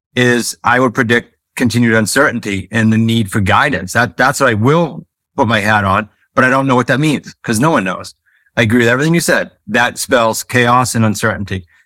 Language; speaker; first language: English; native; English